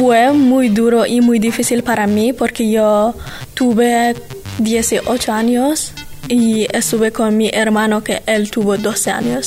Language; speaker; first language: Spanish; non-native, learner; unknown